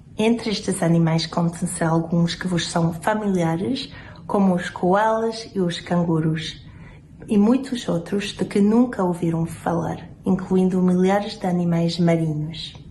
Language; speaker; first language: Portuguese; non-native, fluent; English